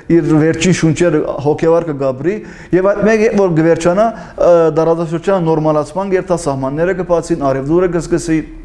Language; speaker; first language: Armenian; early bilingual, heritage; Armenian